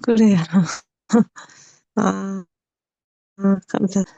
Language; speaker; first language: Korean; non-native, learner; Japanese